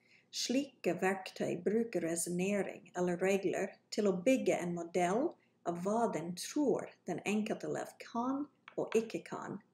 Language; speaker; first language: Norwegian; non-native, fluent; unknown